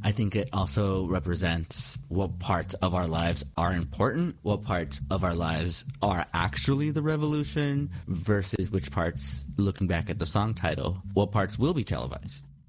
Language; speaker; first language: English; early bilingual, other home language; Spanish